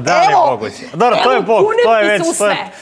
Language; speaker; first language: Serbian; native; Serbian